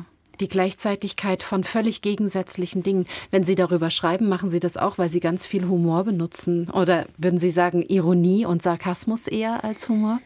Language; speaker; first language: German; native; German